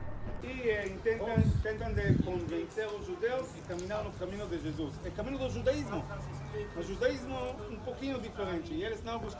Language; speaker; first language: Portuguese; non-native, fluent; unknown